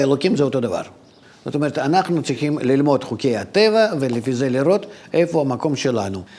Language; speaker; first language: Hebrew; non-native, fluent; Russian